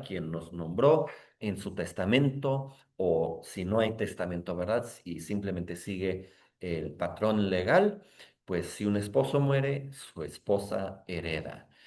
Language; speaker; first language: Spanish; native; Spanish